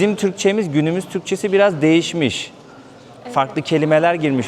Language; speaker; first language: Turkish; native; Turkish